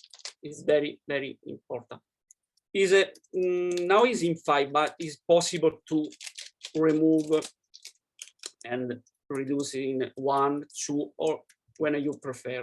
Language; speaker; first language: English; non-native, learner; Italian